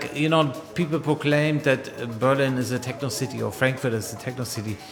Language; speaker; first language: English; non-native, fluent; German